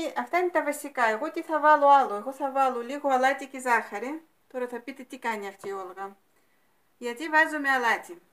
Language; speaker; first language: Greek; non-native, fluent; Russian